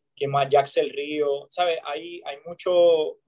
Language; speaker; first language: Spanish; native; Spanish